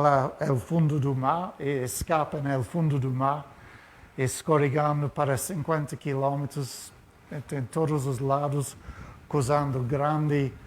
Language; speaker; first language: Portuguese; non-native, learner; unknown